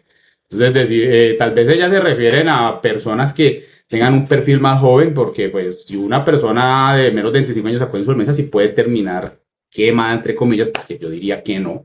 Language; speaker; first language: Spanish; native; Spanish